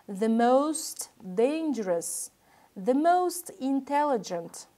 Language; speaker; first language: English; non-native, fluent; Kazakh